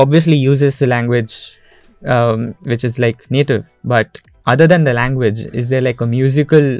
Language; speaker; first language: English; non-native, local second language; Marathi